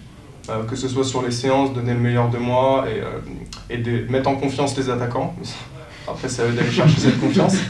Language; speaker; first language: French; native; French